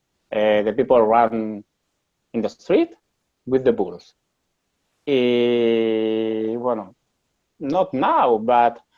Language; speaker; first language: English; non-native, learner; Spanish